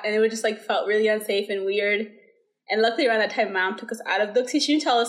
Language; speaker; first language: English; early bilingual, other home language; Somali